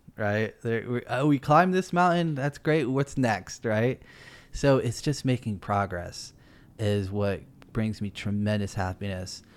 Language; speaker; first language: English; native; English